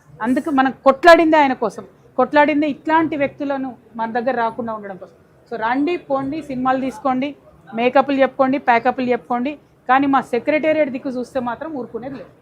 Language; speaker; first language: Telugu; native; Telugu